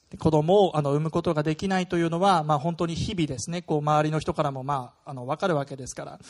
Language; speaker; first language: Japanese; non-native, fluent; German